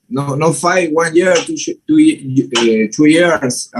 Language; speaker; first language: English; non-native, learner; Spanish